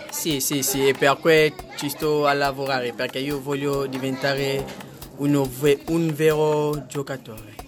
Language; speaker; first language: Italian; non-native, learner; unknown